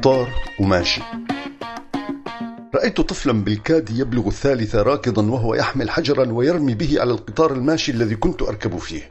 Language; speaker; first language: Arabic; native; Arabic